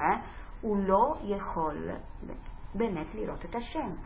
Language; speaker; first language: Hebrew; non-native, fluent; Italian